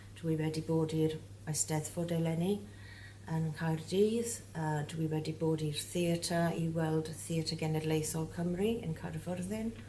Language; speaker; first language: Welsh; non-native, local second language; English